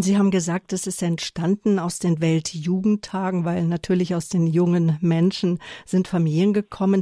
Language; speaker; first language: German; native; German